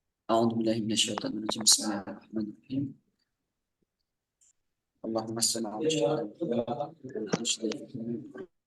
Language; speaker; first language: Arabic; non-native, fluent; Indonesian